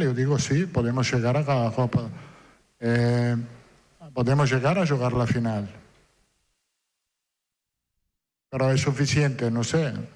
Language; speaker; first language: Portuguese; non-native, fluent; Italian